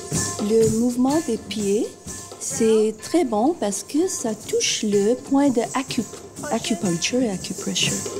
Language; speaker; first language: French; non-native, fluent; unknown